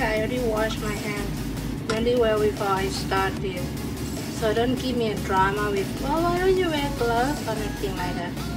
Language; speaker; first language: English; non-native, fluent; Thai